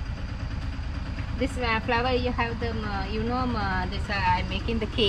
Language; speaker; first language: English; non-native, learner; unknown